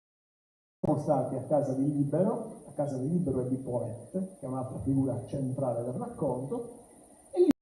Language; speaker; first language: Italian; native; Italian